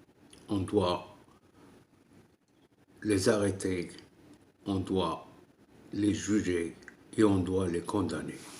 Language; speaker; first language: French; non-native, local second language; Arabic